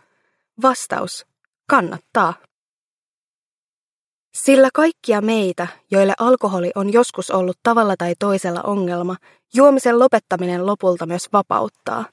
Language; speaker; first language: Finnish; native; Finnish